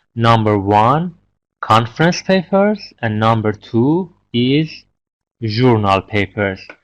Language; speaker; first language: English; non-native, fluent; Persian